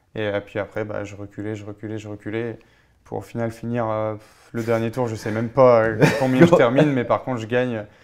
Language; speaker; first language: French; native; French